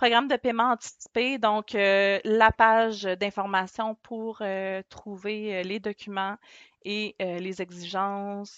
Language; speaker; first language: French; native; French